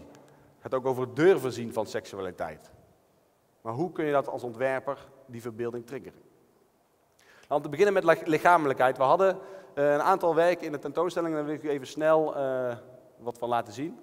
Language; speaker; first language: Dutch; native; Dutch